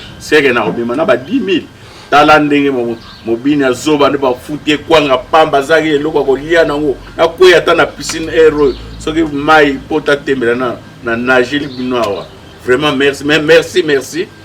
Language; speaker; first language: Lingala; non-native, local second language; Kituba (Democratic Republic of Congo)